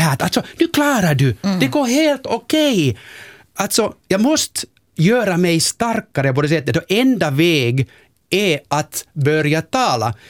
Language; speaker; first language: Swedish; non-native, local second language; Finnish